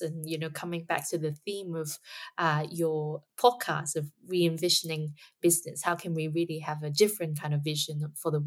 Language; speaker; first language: English; non-native, local second language; Cantonese